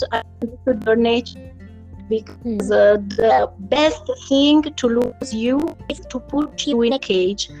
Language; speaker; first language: English; non-native, fluent; Italian